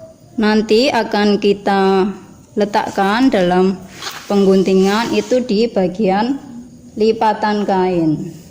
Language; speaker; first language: Indonesian; native; Indonesian